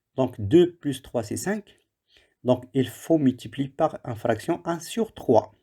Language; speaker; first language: French; non-native, local second language; Arabic